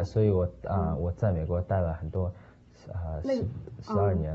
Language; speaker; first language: Chinese; early bilingual, heritage; Chinese